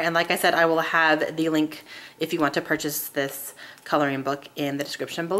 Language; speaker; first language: English; native; English